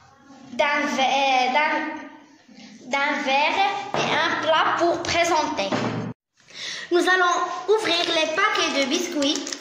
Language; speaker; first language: French; non-native, learner; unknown